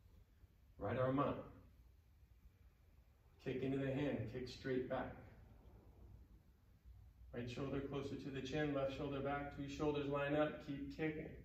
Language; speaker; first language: English; native; English